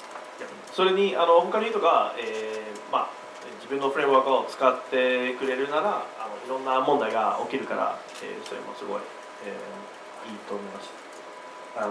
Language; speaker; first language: Japanese; non-native, learner; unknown